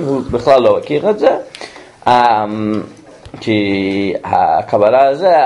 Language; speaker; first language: Hebrew; non-native, fluent; English